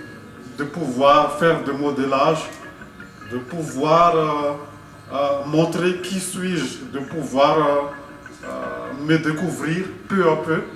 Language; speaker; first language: French; non-native, local second language; Malagasy